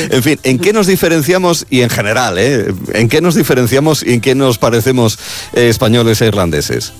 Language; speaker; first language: Spanish; native; Spanish